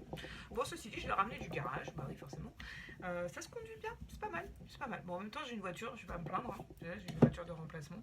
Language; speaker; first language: French; native; French